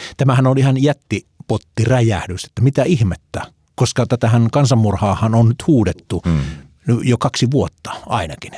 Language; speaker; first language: Finnish; native; Finnish